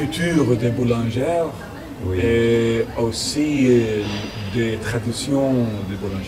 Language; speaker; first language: French; non-native, learner; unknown